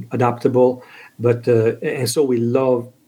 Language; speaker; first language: English; non-native, fluent; Italian